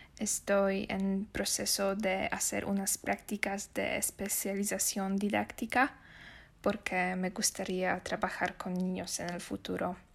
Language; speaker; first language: Spanish; non-native, learner; Polish